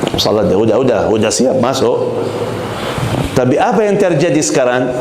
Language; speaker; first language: Malay; non-native, fluent; Arabic